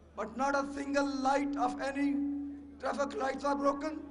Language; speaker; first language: English; non-native, local second language; Urdu